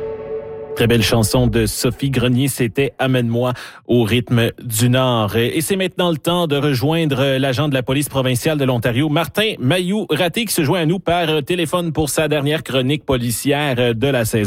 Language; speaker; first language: French; native; French